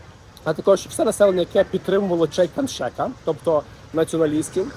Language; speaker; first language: Ukrainian; native; Ukrainian